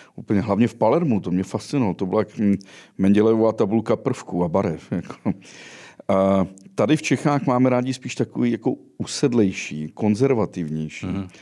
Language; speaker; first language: Czech; native; Czech